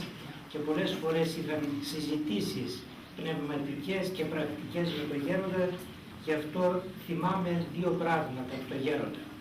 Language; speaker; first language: Greek; native; Greek